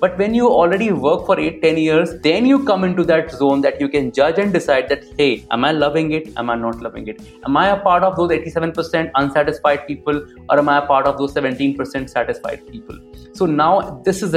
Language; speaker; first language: English; non-native, local second language; Hindi